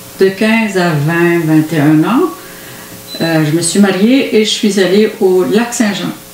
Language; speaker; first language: French; non-native, fluent; Arabic